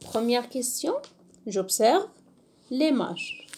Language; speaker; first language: French; non-native, local second language; Arabic